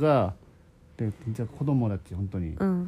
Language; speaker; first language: Japanese; non-native, local second language; Korean